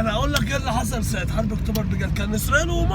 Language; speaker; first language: Arabic; native; Arabic